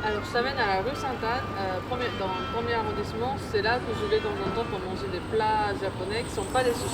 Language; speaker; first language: French; non-native, fluent; Japanese